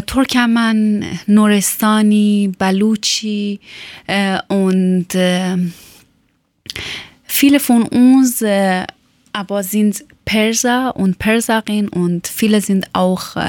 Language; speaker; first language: German; non-native, learner; Persian